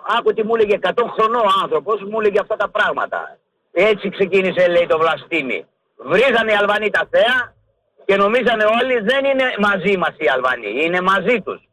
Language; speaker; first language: Greek; early bilingual, heritage; Greek